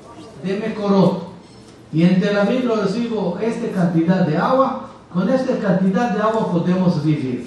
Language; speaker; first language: Spanish; non-native, fluent; Hebrew